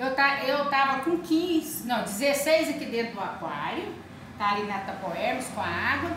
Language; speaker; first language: Portuguese; native; Portuguese